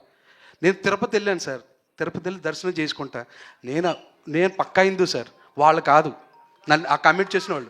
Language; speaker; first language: Telugu; native; Telugu